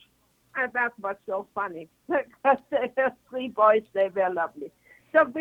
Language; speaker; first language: English; non-native, fluent; German